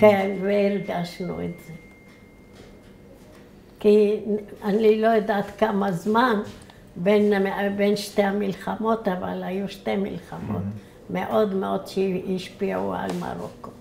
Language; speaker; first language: Hebrew; early bilingual, other home language; Arabic